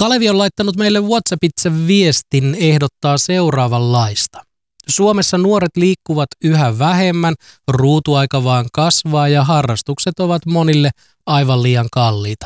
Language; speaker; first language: Finnish; native; Finnish